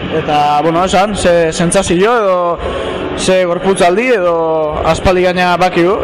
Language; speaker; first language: Basque; native; Basque